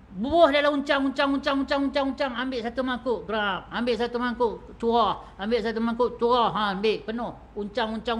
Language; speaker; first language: Malay; native; Malay